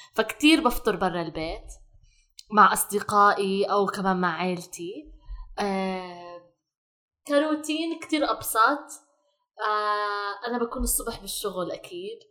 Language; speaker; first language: Arabic; native; Arabic